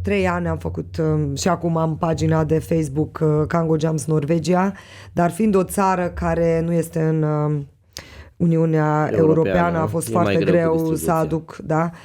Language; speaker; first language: Romanian; non-native, local second language; Hungarian